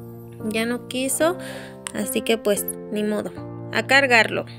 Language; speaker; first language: Spanish; native; Spanish